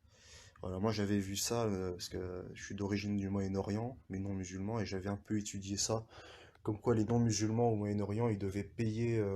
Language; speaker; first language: French; early bilingual, other home language; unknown